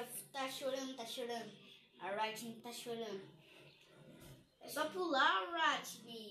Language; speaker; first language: Portuguese; native; Portuguese